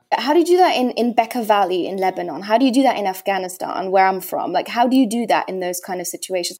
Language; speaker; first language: English; native; English